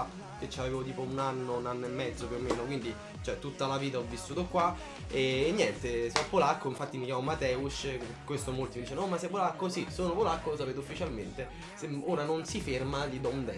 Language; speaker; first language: Italian; early bilingual, other home language; Polish